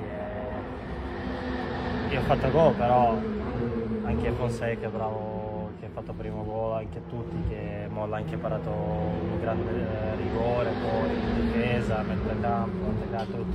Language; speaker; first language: Italian; non-native, learner; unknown